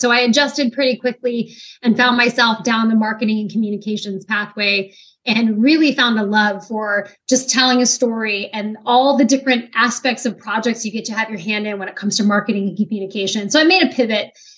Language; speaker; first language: English; native; English